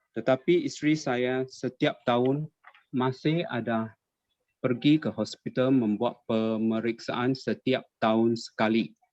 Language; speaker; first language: Malay; non-native, local second language; Min Nan Chinese